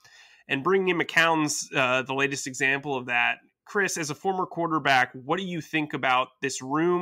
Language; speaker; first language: English; native; English